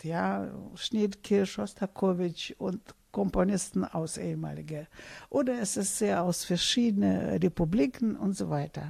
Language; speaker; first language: German; non-native, fluent; Russian